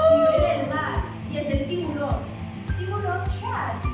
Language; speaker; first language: Spanish; native; Spanish